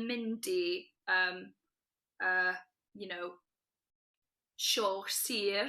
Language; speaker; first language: Welsh; non-native, local second language; English